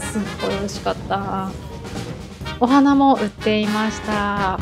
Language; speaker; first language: Japanese; native; Japanese